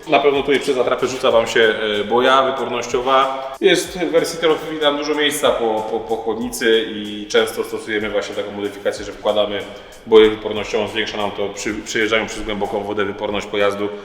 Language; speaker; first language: Polish; native; Polish